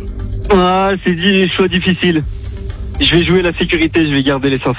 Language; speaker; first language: French; native; French